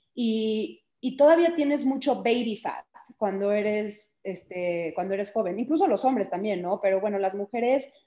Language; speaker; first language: Spanish; early bilingual, heritage; Spanish